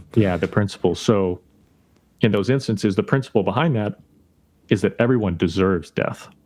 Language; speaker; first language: English; native; English